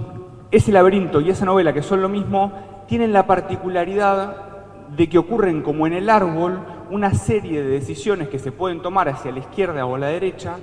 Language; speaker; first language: Spanish; native; Spanish